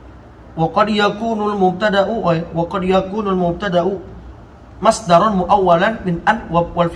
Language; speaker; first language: Arabic; non-native, fluent; Indonesian